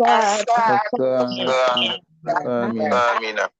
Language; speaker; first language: Arabic; non-native, learner; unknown